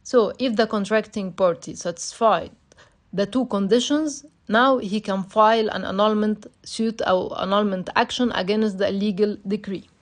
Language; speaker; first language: English; non-native, fluent; Arabic